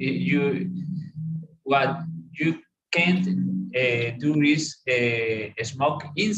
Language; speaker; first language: English; non-native, learner; Spanish